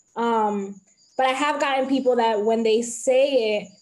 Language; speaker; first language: English; early bilingual, other home language; Spanish